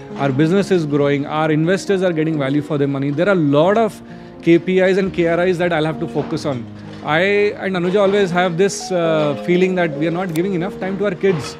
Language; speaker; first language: English; non-native, local second language; Hindi